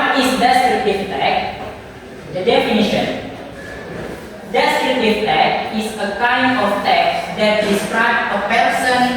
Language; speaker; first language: English; non-native, fluent; Indonesian